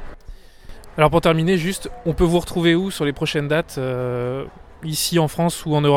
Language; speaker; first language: French; native; French